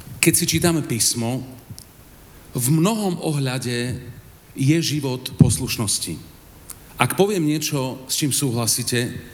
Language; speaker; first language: Slovak; native; Slovak